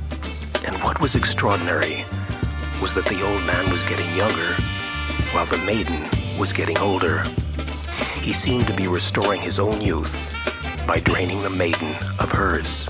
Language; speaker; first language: English; native; English